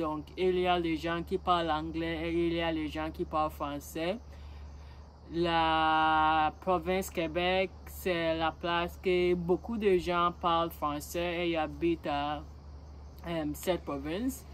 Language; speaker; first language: French; non-native, learner; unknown